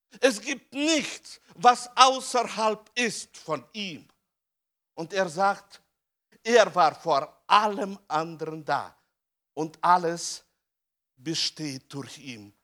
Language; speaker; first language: German; non-native, fluent; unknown